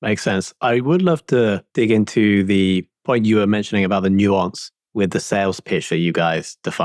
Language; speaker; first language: English; native; English